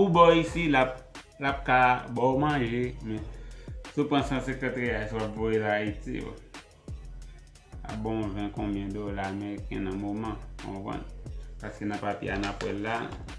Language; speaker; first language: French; non-native, local second language; Haitian Creole